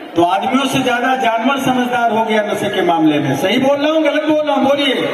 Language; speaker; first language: Hindi; native; Hindi